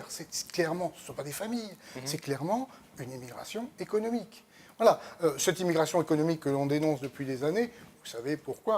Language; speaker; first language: French; native; French